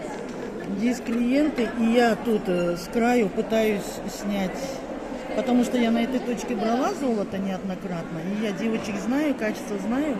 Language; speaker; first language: Russian; non-native, local second language; Kazakh